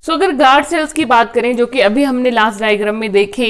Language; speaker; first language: Hindi; native; Hindi